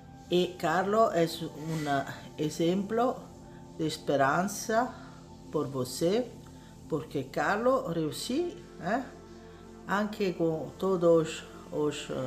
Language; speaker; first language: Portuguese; non-native, learner; Italian